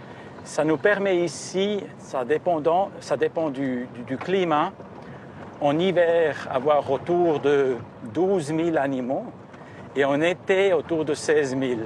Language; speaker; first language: French; early bilingual, heritage; Spanish